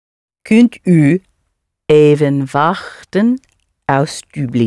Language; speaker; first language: Dutch; non-native, learner; English